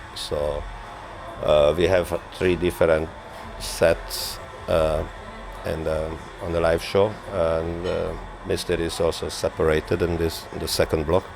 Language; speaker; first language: English; non-native, fluent; Hungarian